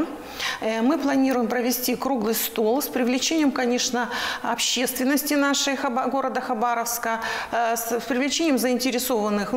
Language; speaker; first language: Russian; native; Russian